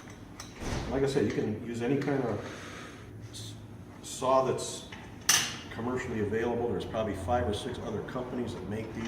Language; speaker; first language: English; native; English